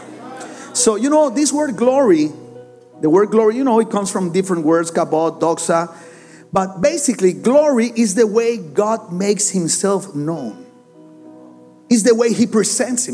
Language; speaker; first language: English; non-native, fluent; Spanish